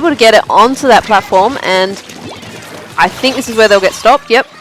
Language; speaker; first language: English; native; English